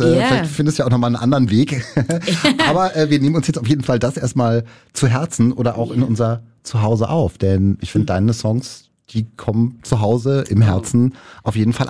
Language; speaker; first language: German; native; German